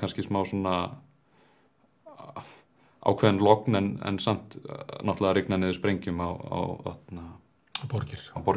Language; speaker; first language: Icelandic; native; Icelandic